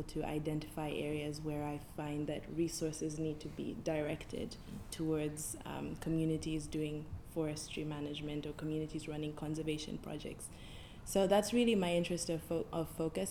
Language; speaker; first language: English; non-native, local second language; Nyanja